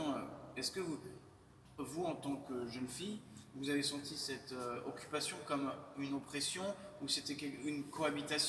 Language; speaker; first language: French; native; French